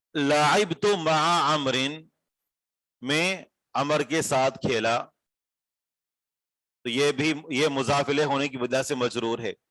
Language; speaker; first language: Urdu; native; Urdu